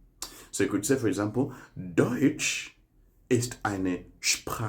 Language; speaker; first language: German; non-native, fluent; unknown